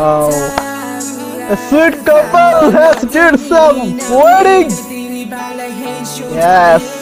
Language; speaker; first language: English; non-native, learner; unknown